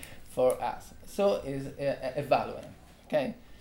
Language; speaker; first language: English; non-native, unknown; Italian